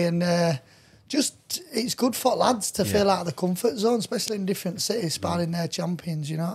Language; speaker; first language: English; native; English